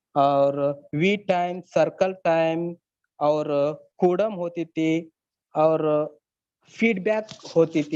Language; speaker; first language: Hindi; non-native, learner; Kannada